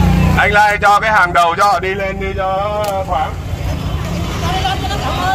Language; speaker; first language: Vietnamese; native; Vietnamese